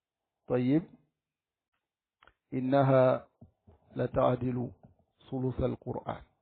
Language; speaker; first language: Arabic; non-native, fluent; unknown